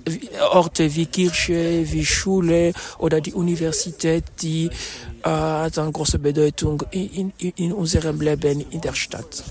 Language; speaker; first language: German; non-native, fluent; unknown